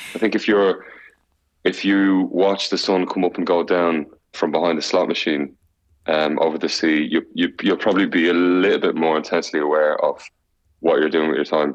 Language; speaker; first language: English; native; English